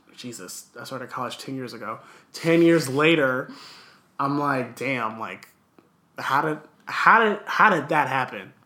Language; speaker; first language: English; native; English